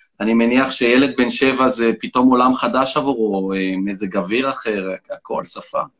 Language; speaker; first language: Hebrew; native; Hebrew